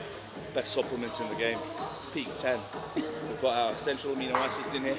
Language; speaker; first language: English; native; English